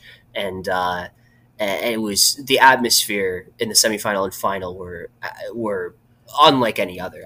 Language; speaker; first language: English; native; English